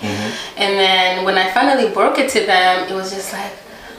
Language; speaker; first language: English; early bilingual, other home language; Rundi